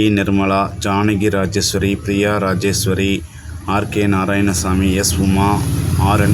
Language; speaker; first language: Tamil; native; Tamil